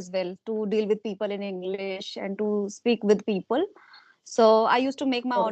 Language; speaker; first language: English; non-native, local second language; Hindi